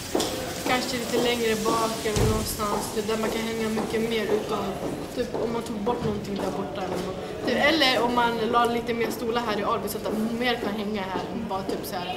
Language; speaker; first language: Swedish; early bilingual, other home language; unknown